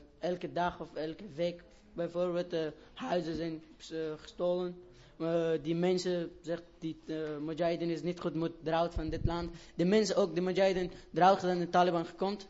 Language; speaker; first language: Dutch; non-native, learner; Persian